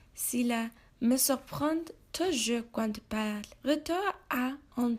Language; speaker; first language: French; non-native, learner; English